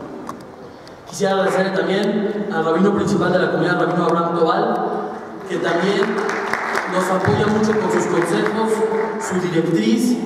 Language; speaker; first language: Spanish; native; Spanish